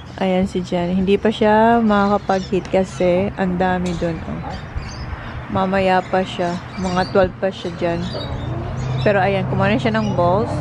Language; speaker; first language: Filipino; non-native, local second language; Bikol